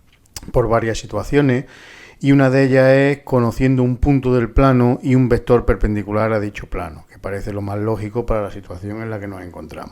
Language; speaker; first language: Spanish; native; Spanish